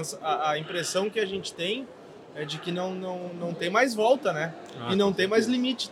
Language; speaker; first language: Portuguese; native; Portuguese